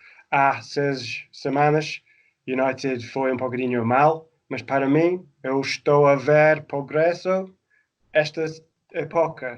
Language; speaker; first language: Portuguese; non-native, fluent; English